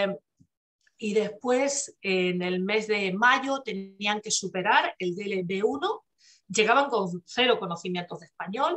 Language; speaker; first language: Spanish; native; Spanish